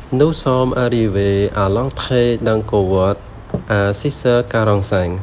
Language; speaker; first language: French; non-native, learner; Khmer